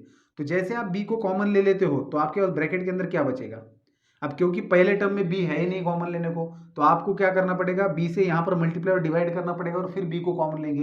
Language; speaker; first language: Hindi; native; Hindi